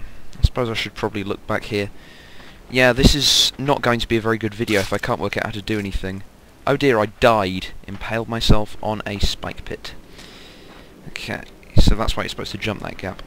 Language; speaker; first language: English; native; English